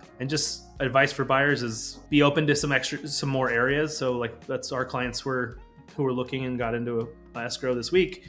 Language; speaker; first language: English; native; English